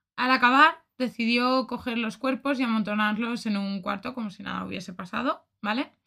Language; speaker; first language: Spanish; native; Spanish